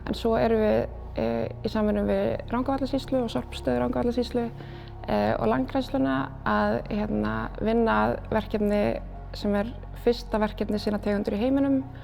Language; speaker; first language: Icelandic; native; Icelandic